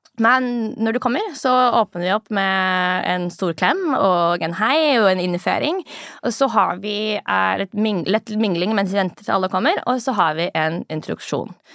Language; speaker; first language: Norwegian; early bilingual, other home language; English